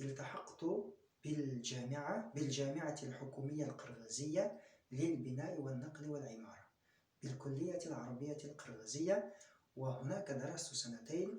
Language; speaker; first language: Arabic; non-native, fluent; Kyrgyz